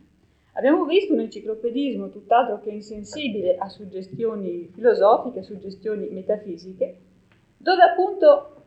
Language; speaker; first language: Italian; native; Italian